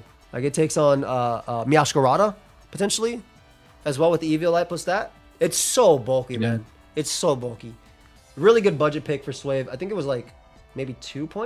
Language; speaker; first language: English; native; English